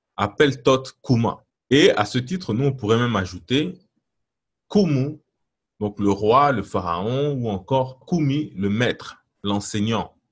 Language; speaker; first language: French; non-native, local second language; Lingala